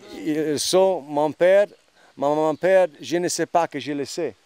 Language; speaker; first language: French; non-native, learner; Italian